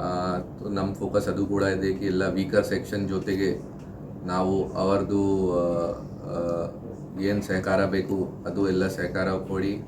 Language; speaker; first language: Kannada; non-native, fluent; Hindi